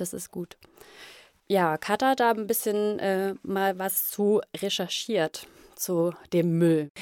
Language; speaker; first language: German; native; German